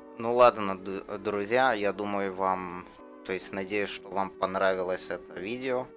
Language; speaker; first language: Russian; early bilingual, heritage; Russian